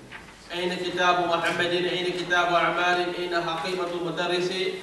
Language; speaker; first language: Arabic; non-native, fluent; English